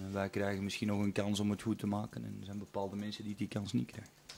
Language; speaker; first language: Dutch; native; Dutch